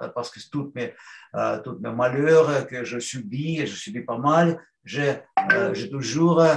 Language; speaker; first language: French; non-native, fluent; Russian